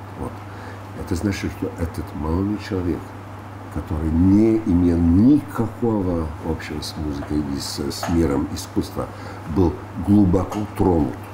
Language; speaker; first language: Russian; non-native, fluent; French